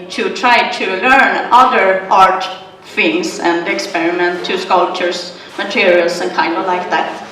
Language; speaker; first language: English; non-native, learner; Swedish